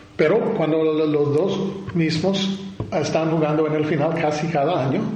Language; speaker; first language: Spanish; non-native, learner; English